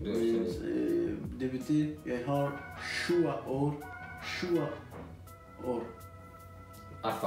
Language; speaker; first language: Norwegian; non-native, learner; Persian